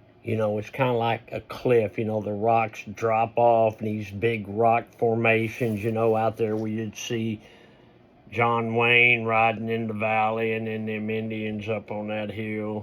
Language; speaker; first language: English; native; English